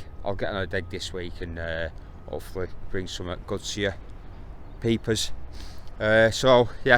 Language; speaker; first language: English; native; English